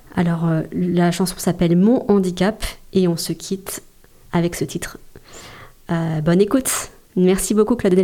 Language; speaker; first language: French; native; French